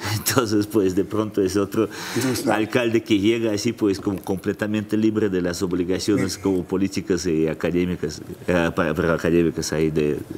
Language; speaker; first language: Spanish; non-native, fluent; Russian